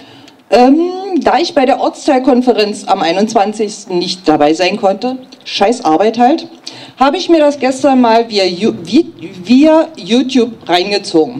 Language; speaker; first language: German; native; German